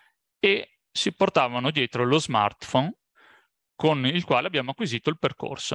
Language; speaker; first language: Italian; native; Italian